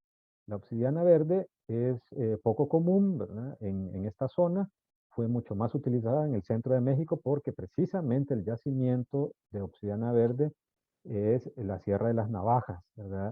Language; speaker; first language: Spanish; native; Spanish